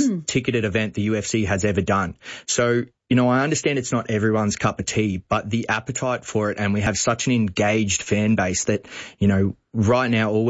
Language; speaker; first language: English; native; English